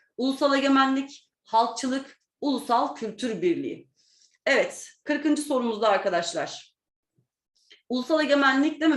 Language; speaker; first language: Turkish; native; Turkish